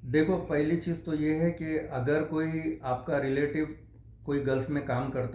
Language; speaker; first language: Hindi; native; Hindi